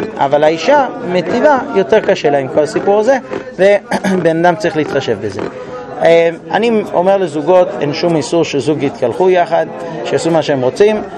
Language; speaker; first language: Hebrew; non-native, fluent; English